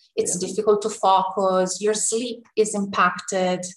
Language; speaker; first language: English; non-native, fluent; Italian